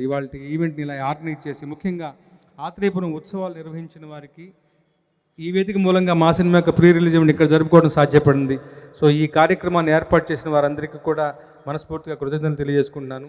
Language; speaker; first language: Telugu; native; Telugu